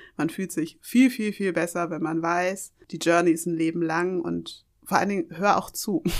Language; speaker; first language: German; early bilingual, other home language; Yoruba